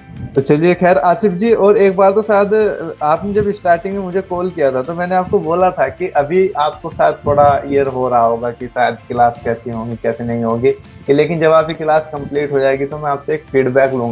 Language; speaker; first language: Hindi; native; Hindi